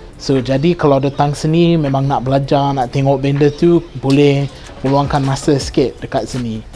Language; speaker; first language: Malay; non-native, fluent; English